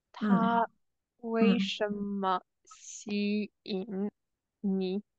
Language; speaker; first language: Chinese; non-native, learner; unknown